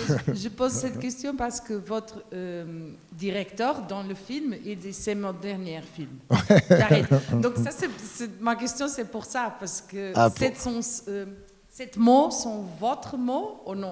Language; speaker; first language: French; non-native, learner; Portuguese